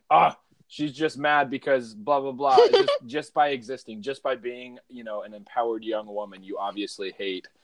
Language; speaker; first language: English; native; English